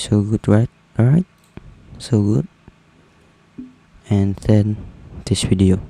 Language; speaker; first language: English; non-native, learner; Indonesian